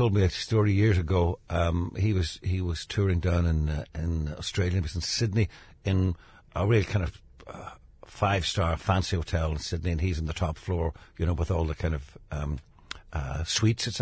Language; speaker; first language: English; native; English